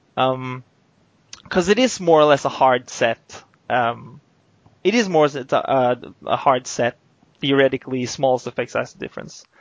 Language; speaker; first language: English; non-native, fluent; Norwegian